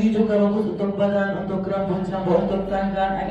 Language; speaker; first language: Indonesian; non-native, fluent; Arabic